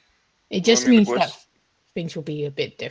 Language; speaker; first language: English; native; English